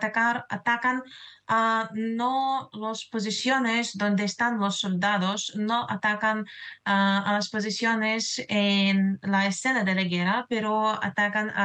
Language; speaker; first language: Spanish; non-native, fluent; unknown